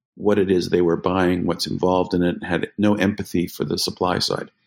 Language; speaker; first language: English; native; English